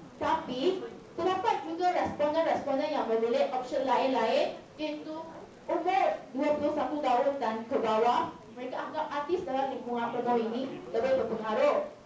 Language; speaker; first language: Malay; non-native, local second language; Chinese